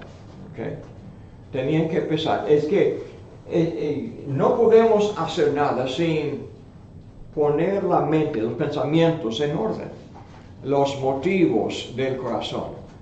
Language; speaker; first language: Spanish; non-native, fluent; English